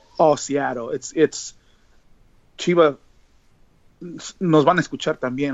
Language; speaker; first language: Spanish; early bilingual, heritage; Spanish